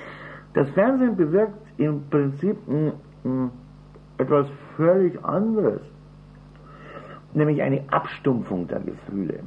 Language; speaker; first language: German; native; German